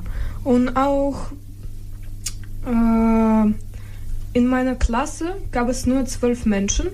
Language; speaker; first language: German; non-native, fluent; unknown